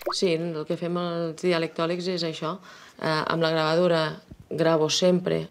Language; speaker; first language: Catalan; native; Catalan